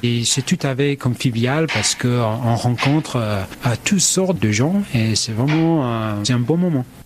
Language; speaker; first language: French; non-native, fluent; English